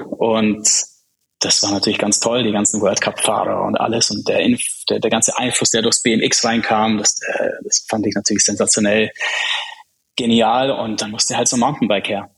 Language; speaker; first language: German; early bilingual, other home language; Czech